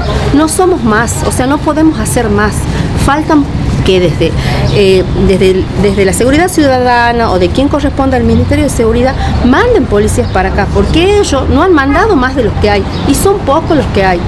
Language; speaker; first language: Spanish; native; Spanish